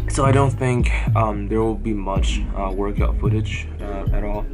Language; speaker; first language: English; non-native, fluent; Chinese